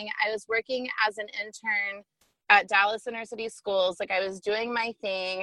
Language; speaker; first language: English; native; English